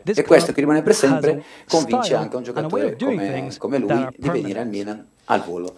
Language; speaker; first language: Italian; non-native, fluent; Spanish